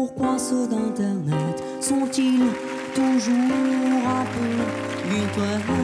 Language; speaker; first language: French; native; French